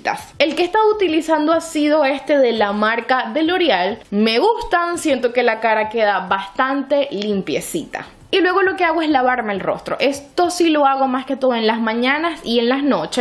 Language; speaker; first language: Spanish; native; Spanish